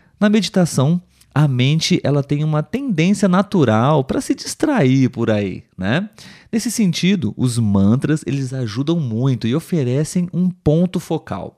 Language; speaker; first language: Portuguese; native; Portuguese